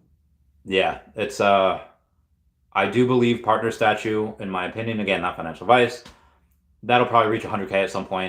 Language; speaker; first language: English; native; English